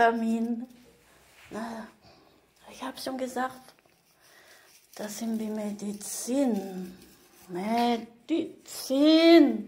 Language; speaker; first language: German; non-native, learner; Filipino